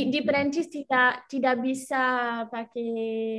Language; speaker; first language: Indonesian; non-native, learner; French